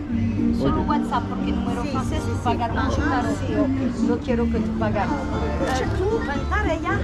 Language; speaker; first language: Spanish; non-native, learner; French